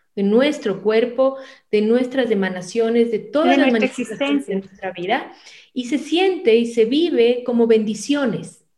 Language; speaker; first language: Spanish; native; Spanish